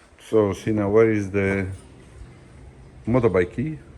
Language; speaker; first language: English; non-native, learner; Polish